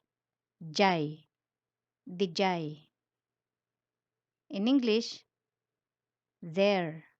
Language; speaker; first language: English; non-native, local second language; Filipino